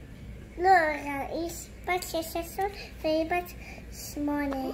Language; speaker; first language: Hebrew; early bilingual, heritage; Hebrew